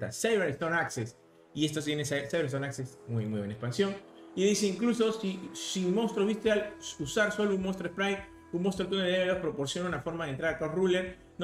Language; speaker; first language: Spanish; native; Spanish